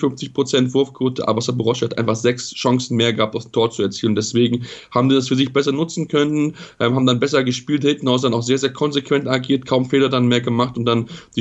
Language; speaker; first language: German; native; German